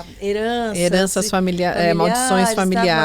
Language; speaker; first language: Portuguese; native; Portuguese